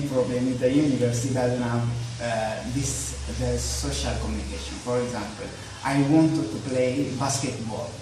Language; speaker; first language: English; non-native, learner; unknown